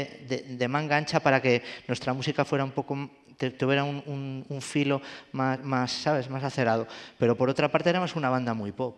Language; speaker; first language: Spanish; native; Spanish